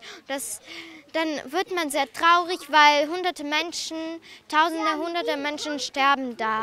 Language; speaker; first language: German; non-native, fluent; Ukrainian